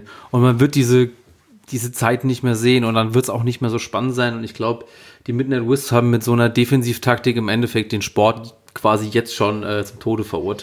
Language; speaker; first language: German; native; German